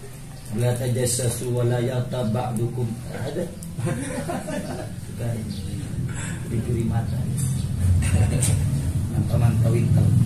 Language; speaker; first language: Arabic; non-native, learner; Indonesian